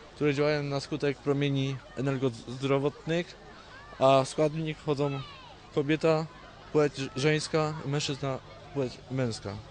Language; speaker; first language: Polish; native; Polish